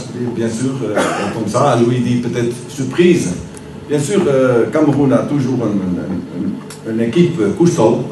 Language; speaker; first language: French; non-native, learner; Dutch